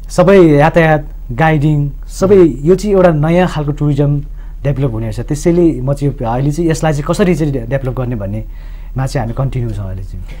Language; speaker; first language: Nepali; non-native, local second language; Sherpa